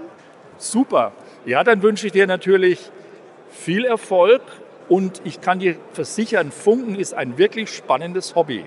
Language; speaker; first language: German; native; German